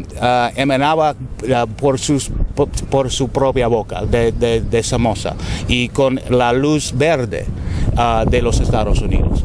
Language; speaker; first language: Spanish; non-native, fluent; English